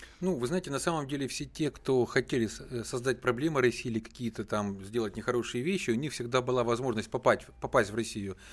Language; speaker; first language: Russian; native; Russian